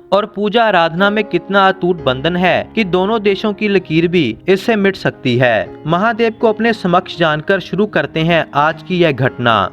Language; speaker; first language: Hindi; native; Hindi